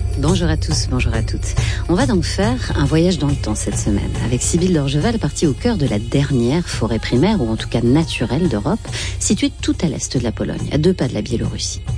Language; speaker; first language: French; native; French